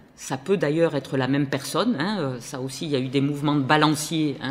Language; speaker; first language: French; native; French